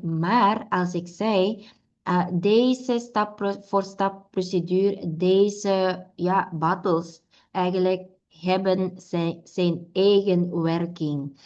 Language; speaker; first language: Dutch; non-native, learner; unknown